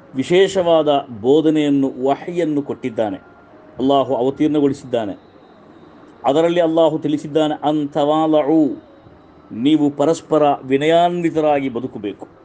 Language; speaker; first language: Kannada; non-native, local second language; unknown